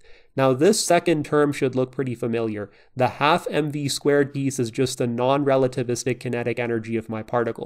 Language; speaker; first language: English; native; English